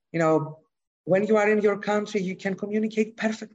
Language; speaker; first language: English; non-native, fluent; Greek